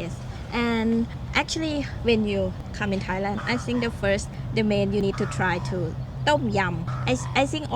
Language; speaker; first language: English; non-native, learner; Thai